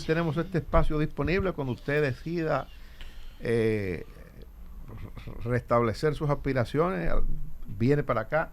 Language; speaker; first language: Spanish; native; Spanish